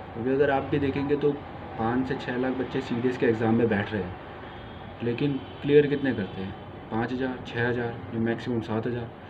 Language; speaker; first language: Hindi; native; Hindi